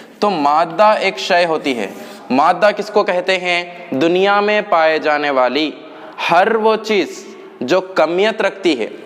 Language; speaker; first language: Urdu; native; Urdu